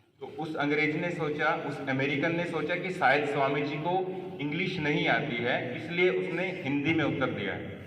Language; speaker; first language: Hindi; native; Hindi